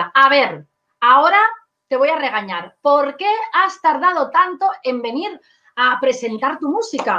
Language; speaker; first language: Spanish; native; Spanish